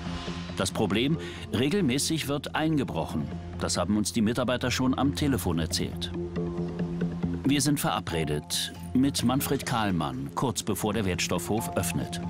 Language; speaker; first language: German; native; German